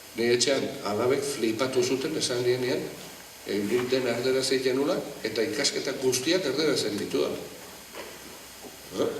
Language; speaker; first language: Basque; non-native, local second language; Spanish